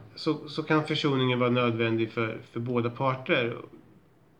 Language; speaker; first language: Swedish; native; Swedish